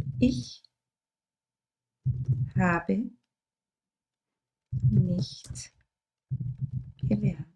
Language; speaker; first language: German; non-native, learner; Turkish